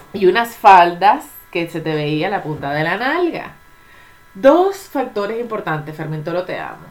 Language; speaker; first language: Spanish; native; Spanish